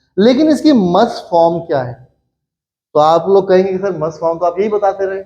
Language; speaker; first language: Urdu; native; Urdu